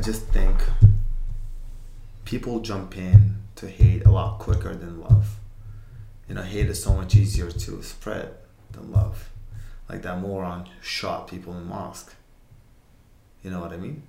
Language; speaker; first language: English; non-native, fluent; Uzbek